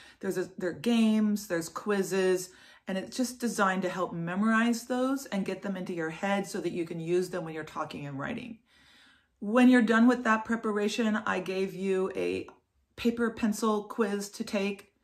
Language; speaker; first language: English; native; English